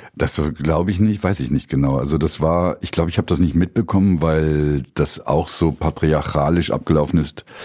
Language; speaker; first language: German; native; German